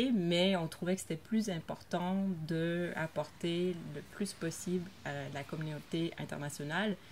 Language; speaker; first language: French; native; French